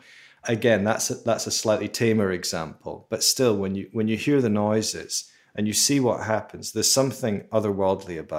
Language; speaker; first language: English; native; English